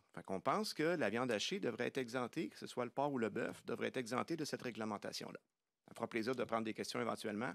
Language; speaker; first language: French; native; French